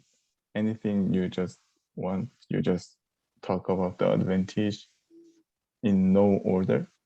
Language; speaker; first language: English; non-native, learner; Korean